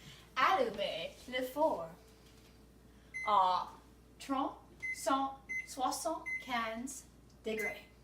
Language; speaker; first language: French; non-native, learner; English